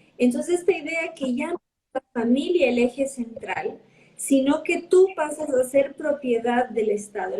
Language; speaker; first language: Spanish; early bilingual, heritage; Spanish